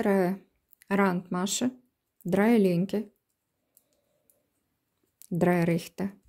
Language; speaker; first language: German; non-native, learner; Russian